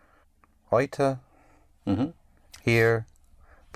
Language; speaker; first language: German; non-native, learner; English